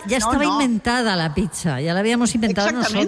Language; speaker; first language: Spanish; non-native, local second language; Catalan